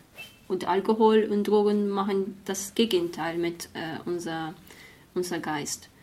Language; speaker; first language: German; non-native, fluent; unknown